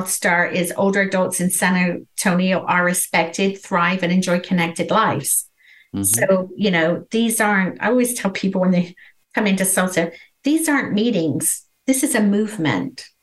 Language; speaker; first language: English; native; English